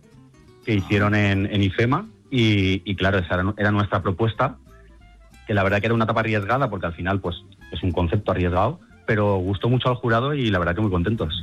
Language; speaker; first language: Spanish; native; Spanish